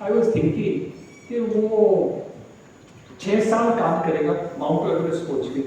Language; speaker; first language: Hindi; non-native, local second language; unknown